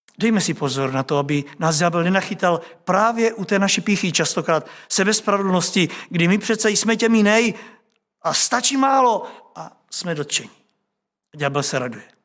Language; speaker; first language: Czech; native; Czech